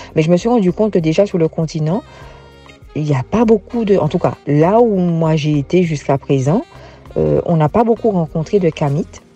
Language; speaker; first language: French; native; French